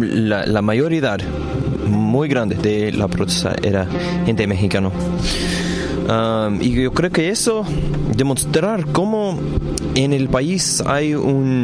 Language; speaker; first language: Spanish; non-native, learner; English